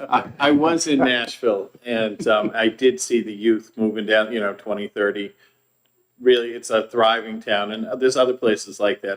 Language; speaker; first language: English; native; English